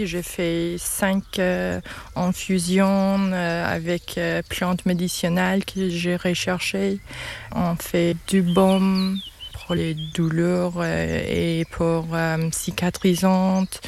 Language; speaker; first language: French; non-native, learner; English